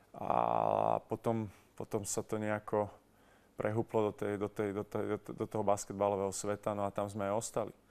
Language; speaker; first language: Slovak; native; Slovak